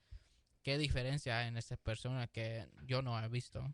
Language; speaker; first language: Spanish; early bilingual, heritage; Spanish